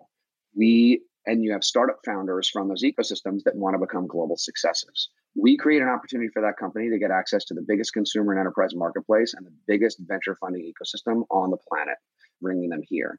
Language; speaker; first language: English; native; English